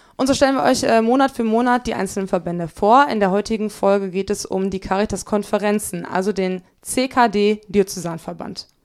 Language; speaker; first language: German; native; German